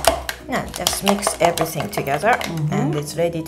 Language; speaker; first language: English; non-native, learner; Japanese